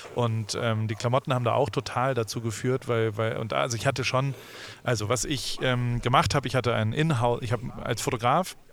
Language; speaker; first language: German; native; German